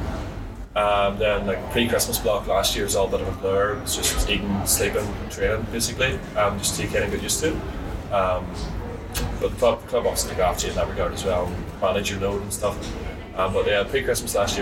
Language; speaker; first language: English; native; English